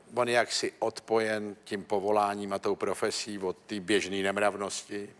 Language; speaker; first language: Czech; native; Czech